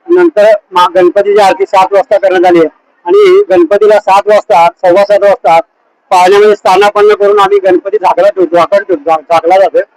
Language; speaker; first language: Marathi; native; Marathi